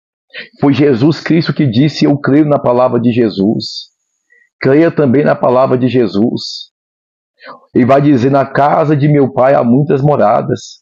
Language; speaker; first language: Portuguese; native; Portuguese